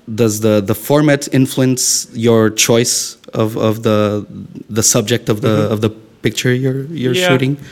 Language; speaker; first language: English; non-native, fluent; Portuguese